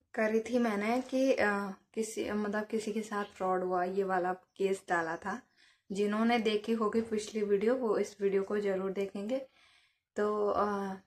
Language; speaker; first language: Hindi; native; Hindi